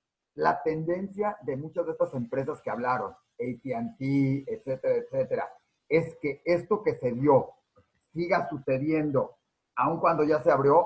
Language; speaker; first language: Spanish; native; Spanish